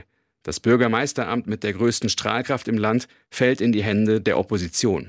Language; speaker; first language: German; native; German